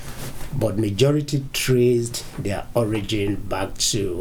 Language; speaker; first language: English; non-native, local second language; Yoruba